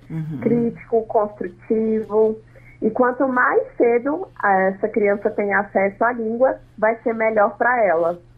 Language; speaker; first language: Portuguese; non-native, local second language; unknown